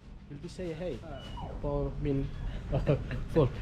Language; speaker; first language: Swedish; non-native, learner; Somali